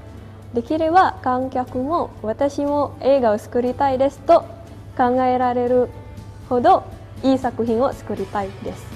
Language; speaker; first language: Japanese; non-native, fluent; Indonesian